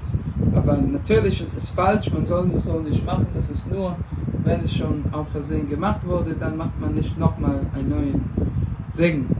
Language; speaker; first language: German; non-native, fluent; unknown